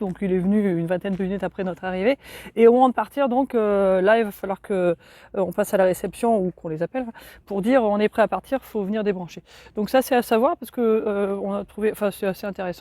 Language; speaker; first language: French; native; French